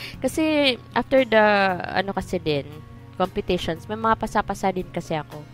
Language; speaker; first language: Filipino; non-native, local second language; Cebuano